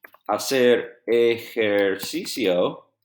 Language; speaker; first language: Spanish; non-native, fluent; English